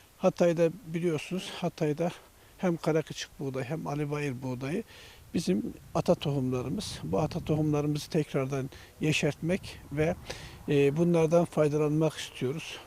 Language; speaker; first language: Turkish; native; Turkish